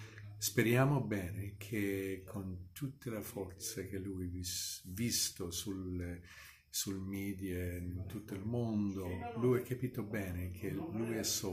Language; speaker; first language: Italian; non-native, fluent; English